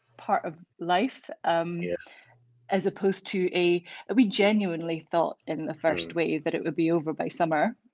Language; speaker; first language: English; native; English